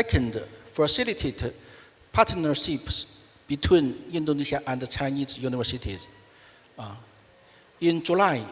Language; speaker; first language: English; non-native, fluent; Chinese